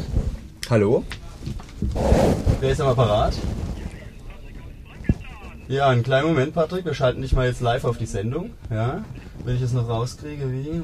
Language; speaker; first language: German; native; German